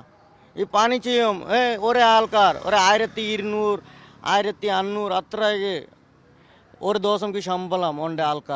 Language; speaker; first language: Malayalam; non-native, local second language; Assamese